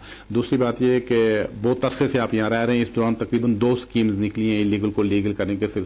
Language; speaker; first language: Urdu; native; Urdu